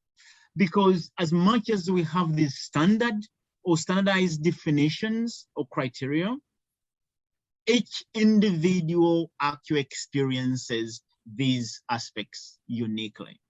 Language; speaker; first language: English; non-native, local second language; Ganda